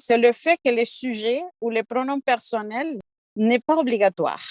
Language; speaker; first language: French; non-native, fluent; Spanish